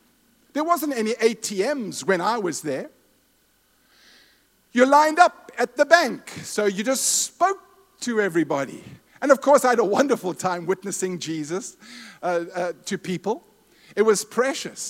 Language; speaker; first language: English; native; English